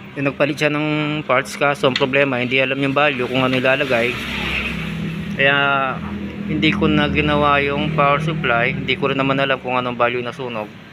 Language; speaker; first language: Filipino; non-native, local second language; Pampanga